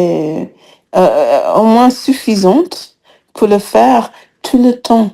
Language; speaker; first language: French; non-native, fluent; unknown